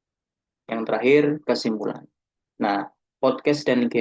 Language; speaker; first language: Indonesian; native; Indonesian